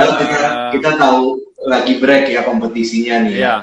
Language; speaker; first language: Indonesian; native; Indonesian